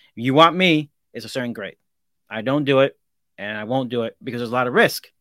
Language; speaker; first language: English; native; English